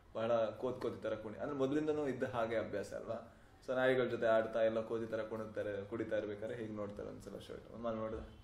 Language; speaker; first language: Kannada; non-native, local second language; Tulu